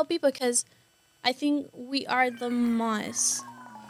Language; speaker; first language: English; non-native, fluent; Spanish